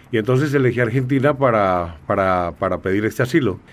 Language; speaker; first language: Spanish; native; Spanish